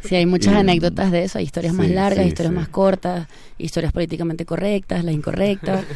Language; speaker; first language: Spanish; native; Spanish